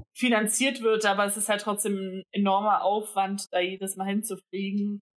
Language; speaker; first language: German; native; German